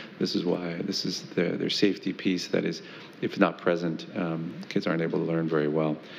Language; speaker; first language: English; early bilingual, other home language; Spanish